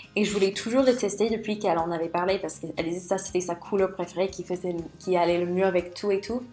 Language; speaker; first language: French; non-native, fluent; English